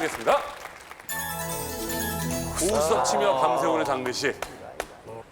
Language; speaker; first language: Korean; native; Korean